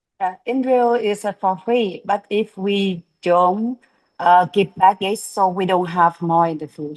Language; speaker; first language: English; non-native, learner; Vietnamese